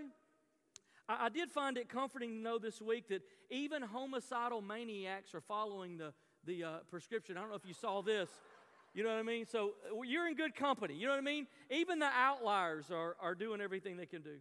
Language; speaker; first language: English; native; English